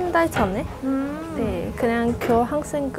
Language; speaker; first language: Korean; non-native, learner; Cantonese